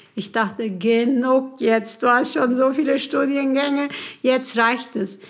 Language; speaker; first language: German; non-native, fluent; Kurdish